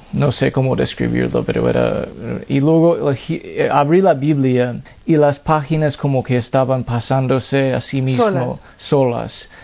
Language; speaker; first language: Spanish; non-native, fluent; English